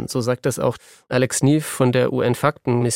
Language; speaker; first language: German; native; German